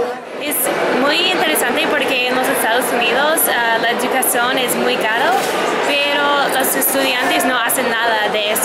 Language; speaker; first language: Spanish; non-native, learner; English